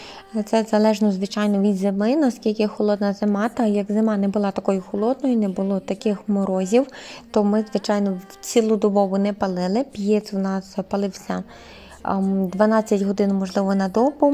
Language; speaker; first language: Ukrainian; native; Ukrainian